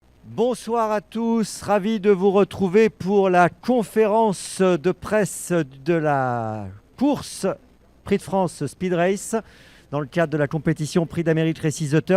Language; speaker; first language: French; native; French